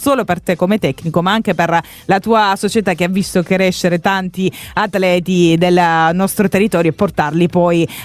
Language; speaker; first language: Italian; native; Italian